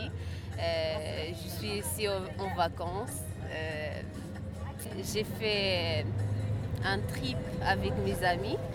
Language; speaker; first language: French; non-native, learner; Arabic